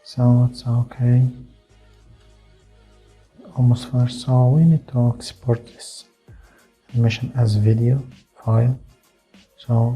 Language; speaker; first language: English; non-native, fluent; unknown